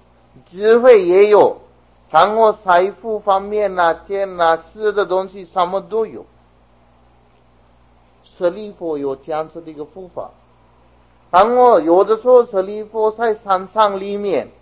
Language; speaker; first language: Chinese; non-native, fluent; Sinhala